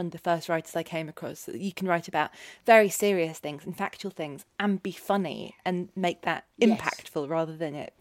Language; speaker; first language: English; native; English